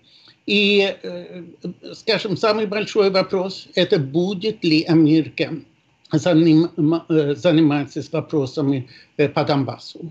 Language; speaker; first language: Russian; non-native, fluent; Swedish